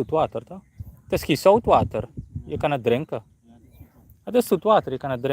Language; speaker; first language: Dutch; non-native, fluent; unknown